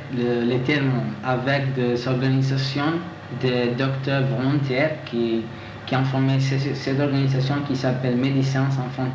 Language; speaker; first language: French; non-native, learner; Italian